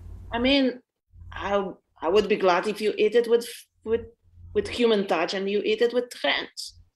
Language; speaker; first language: English; non-native, fluent; Polish